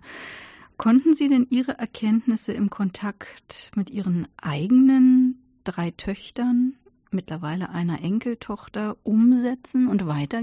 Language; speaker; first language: German; native; German